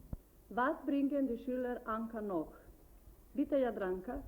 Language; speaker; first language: German; non-native, fluent; Macedonian